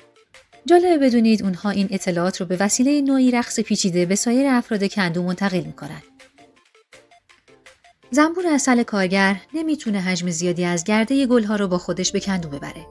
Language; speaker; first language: Persian; native; Persian